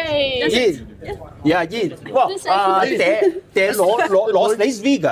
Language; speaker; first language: Danish; non-native, learner; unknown